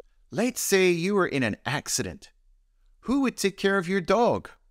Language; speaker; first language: English; native; English